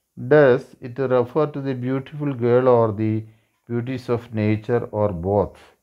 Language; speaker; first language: English; non-native, local second language; Malayalam